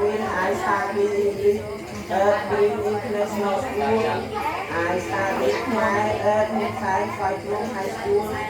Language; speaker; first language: English; non-native, learner; Khmer